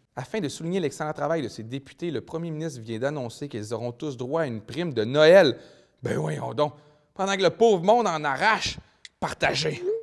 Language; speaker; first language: French; native; French